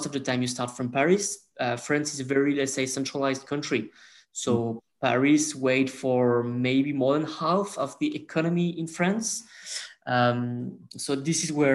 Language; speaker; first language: English; non-native, fluent; French